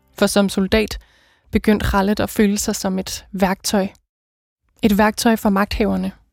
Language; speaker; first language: Danish; native; Danish